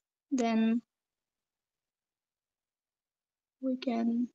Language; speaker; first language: English; non-native, learner; Bangla